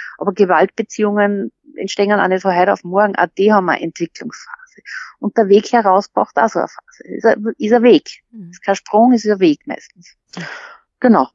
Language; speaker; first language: German; native; German